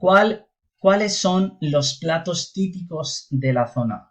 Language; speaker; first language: Spanish; non-native, fluent; Urdu